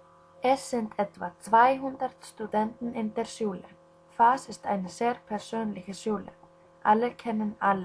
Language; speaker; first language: German; non-native, learner; Icelandic